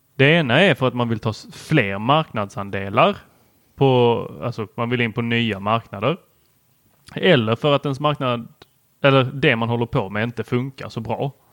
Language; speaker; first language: Swedish; native; Swedish